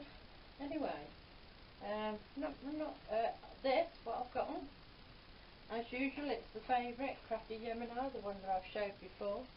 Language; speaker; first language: English; native; English